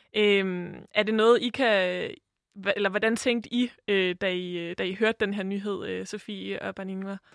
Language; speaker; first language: Danish; native; Danish